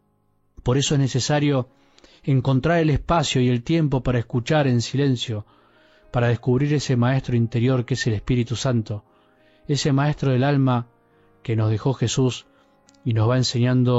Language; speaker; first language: Spanish; native; Spanish